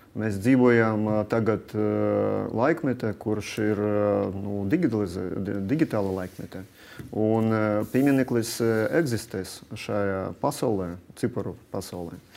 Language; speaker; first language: Latvian; non-native, local second language; Russian